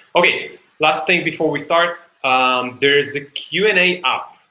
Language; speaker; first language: English; non-native, fluent; Hebrew